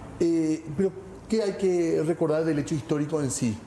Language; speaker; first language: Spanish; native; Spanish